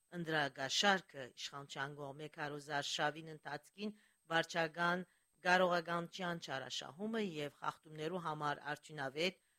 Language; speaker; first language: Armenian; early bilingual, heritage; Armenian